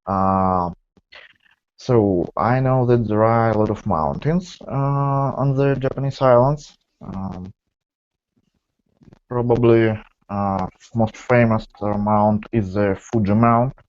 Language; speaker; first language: English; non-native, fluent; Russian